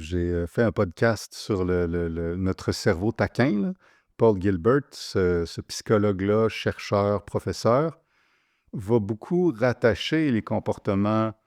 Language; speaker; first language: French; native; French